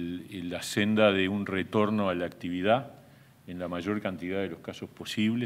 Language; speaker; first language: Spanish; native; Spanish